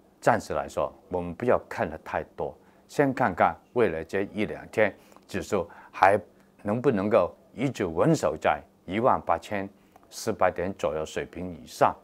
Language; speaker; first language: Chinese; non-native, local second language; Cantonese